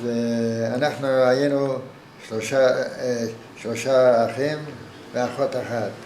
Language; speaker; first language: Hebrew; non-native, fluent; Yiddish